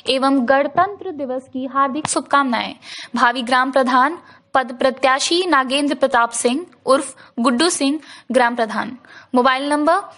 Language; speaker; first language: Hindi; native; Hindi